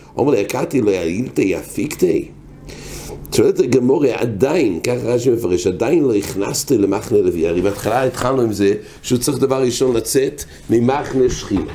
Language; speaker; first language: Hebrew; non-native, fluent; English